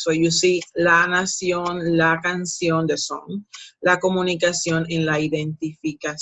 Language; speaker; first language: Spanish; non-native, fluent; English